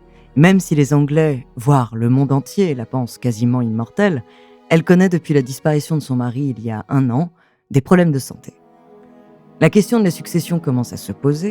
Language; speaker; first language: French; native; French